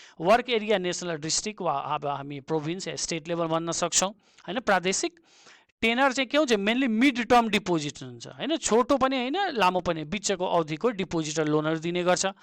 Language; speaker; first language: Nepali; native; Nepali